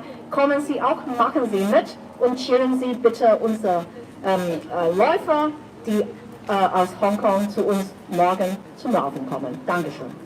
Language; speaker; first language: German; non-native, fluent; Cantonese